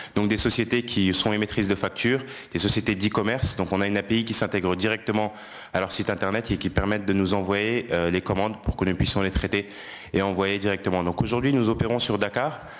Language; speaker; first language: French; non-native, local second language; Wolof